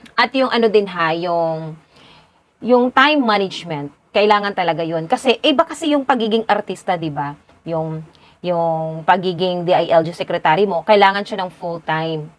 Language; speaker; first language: Filipino; non-native, local second language; Cebuano